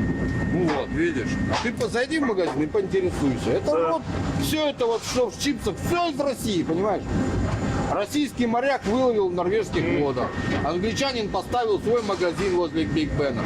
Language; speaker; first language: Russian; native; Russian